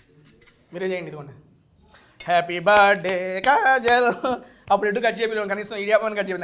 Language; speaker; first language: Telugu; native; Telugu